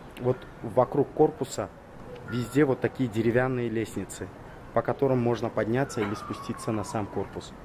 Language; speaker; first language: Russian; non-native, local second language; Georgian